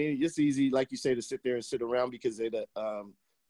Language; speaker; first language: English; native; English